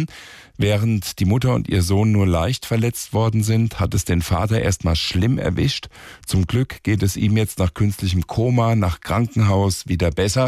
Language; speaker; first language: German; native; German